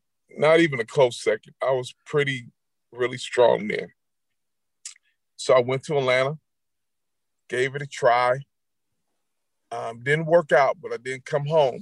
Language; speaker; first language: English; native; English